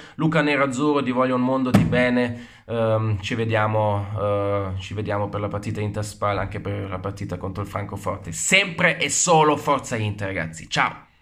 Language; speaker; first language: Italian; non-native, fluent; German